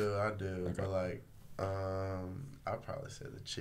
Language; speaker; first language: English; native; English